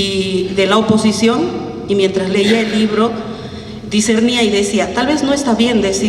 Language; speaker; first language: Spanish; native; Spanish